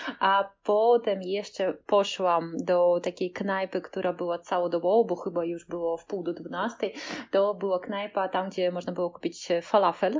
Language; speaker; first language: Polish; native; Polish